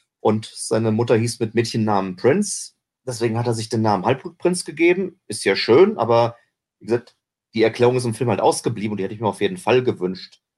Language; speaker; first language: German; native; German